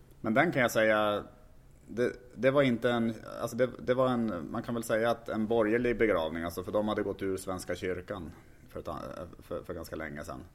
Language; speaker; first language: Swedish; native; Swedish